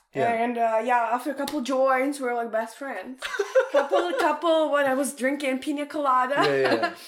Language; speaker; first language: English; non-native, fluent; Ukrainian